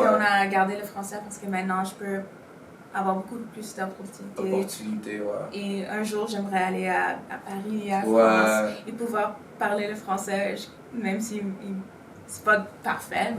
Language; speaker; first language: French; non-native, local second language; Spanish